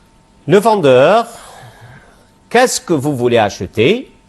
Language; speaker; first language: French; non-native, fluent; Arabic